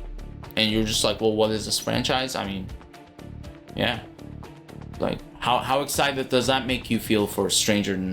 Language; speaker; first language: English; native; English